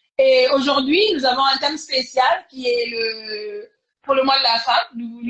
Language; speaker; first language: French; non-native, local second language; Lingala